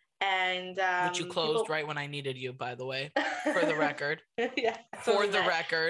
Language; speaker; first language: English; native; English